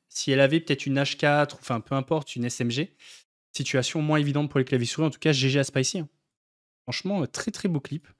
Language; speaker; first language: French; native; French